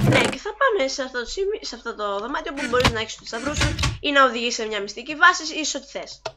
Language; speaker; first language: Greek; native; Greek